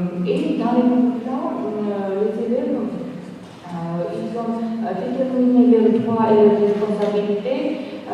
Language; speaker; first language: French; non-native, fluent; Georgian